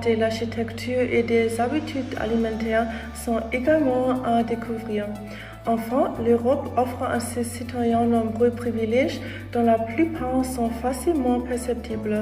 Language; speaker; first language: French; non-native, fluent; German